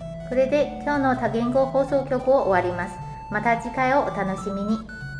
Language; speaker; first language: Japanese; non-native, fluent; Chinese